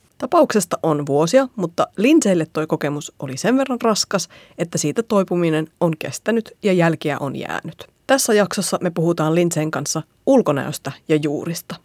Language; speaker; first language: Finnish; native; Finnish